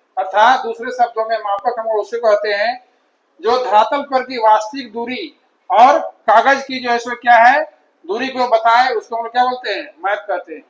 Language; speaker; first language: Hindi; native; Hindi